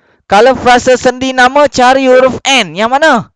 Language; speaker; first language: Malay; native; Malay